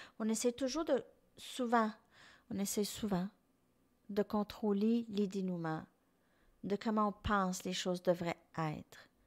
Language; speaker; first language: French; native; French